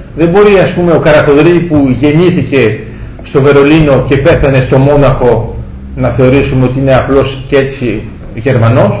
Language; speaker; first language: Greek; early bilingual, heritage; Greek